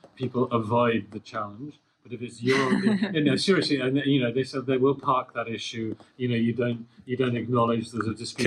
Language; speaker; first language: English; native; English